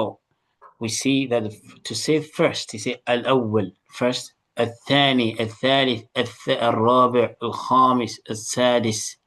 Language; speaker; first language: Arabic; non-native, fluent; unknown